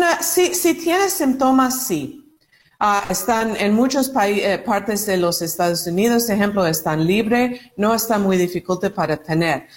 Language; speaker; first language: Spanish; non-native, learner; English